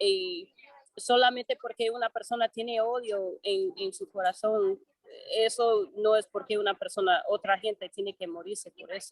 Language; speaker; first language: Spanish; non-native, fluent; English